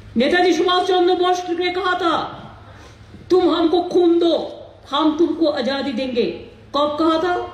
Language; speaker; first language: Hindi; non-native, local second language; Bangla